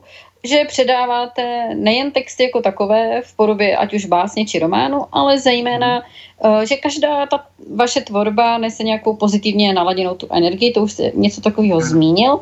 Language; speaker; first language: Czech; native; Czech